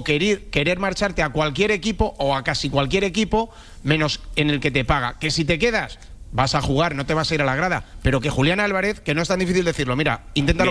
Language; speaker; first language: Spanish; native; Spanish